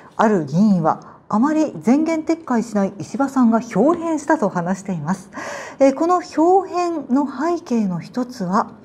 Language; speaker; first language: Japanese; native; Japanese